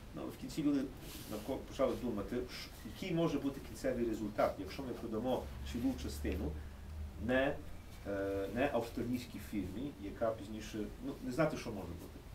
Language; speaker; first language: Ukrainian; early bilingual, heritage; English